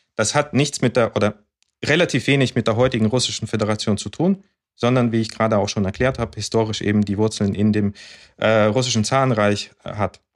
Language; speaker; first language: German; early bilingual, other home language; Russian